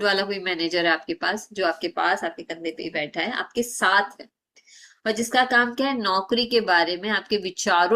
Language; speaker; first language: Hindi; native; Hindi